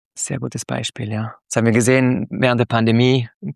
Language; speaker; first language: German; native; German